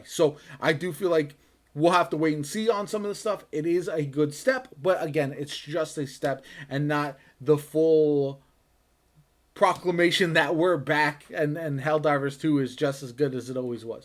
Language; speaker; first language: English; native; English